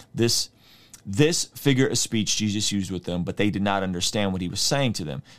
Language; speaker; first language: English; early bilingual, other home language; Russian